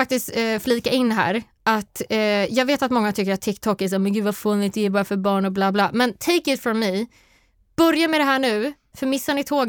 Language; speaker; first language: Swedish; native; Swedish